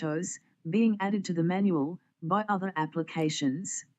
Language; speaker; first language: English; non-native, fluent; Portuguese